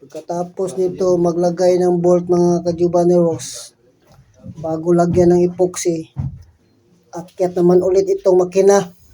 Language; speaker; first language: Filipino; non-native, local second language; Cebuano